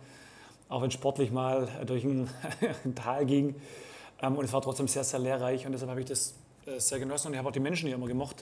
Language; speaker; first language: German; native; German